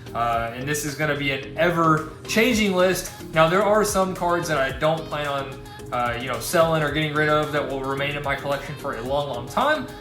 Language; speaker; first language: English; native; English